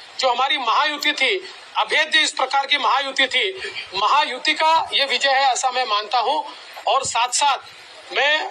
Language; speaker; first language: Hindi; non-native, local second language; Marathi